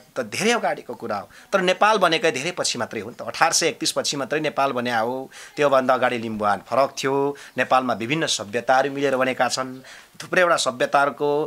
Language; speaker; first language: Nepali; non-native, local second language; Limbu